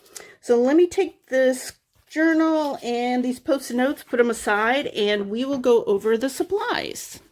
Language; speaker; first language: English; native; English